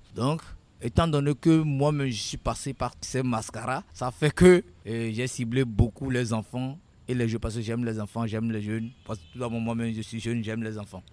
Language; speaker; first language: French; non-native, local second language; Ewe